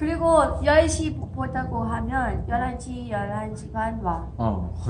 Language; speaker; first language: Korean; non-native, learner; Thai